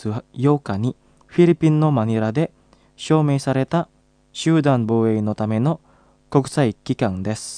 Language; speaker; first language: Japanese; non-native, fluent; Indonesian